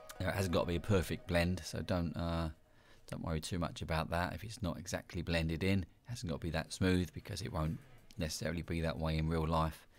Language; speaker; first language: English; native; English